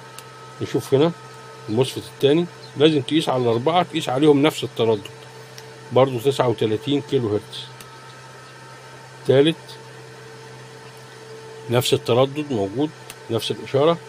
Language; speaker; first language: Arabic; native; Arabic